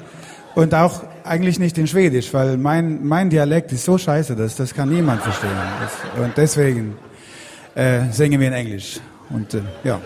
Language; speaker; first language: German; non-native, learner; Swedish